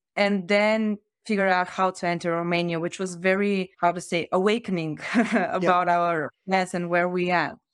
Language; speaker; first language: English; non-native, fluent; Bulgarian